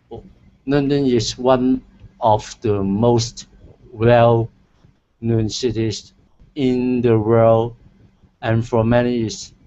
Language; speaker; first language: English; non-native, learner; Cantonese